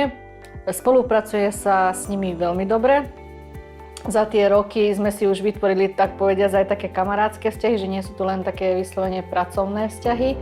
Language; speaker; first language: Slovak; native; Slovak